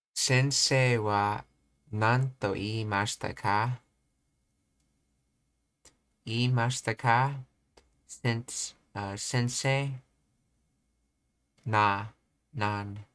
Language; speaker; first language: Japanese; non-native, learner; English